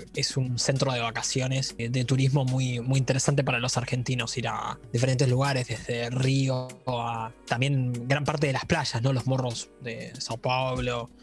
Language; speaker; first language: Spanish; native; Spanish